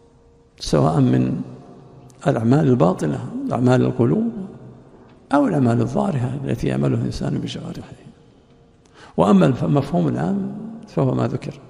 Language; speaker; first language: Arabic; native; Arabic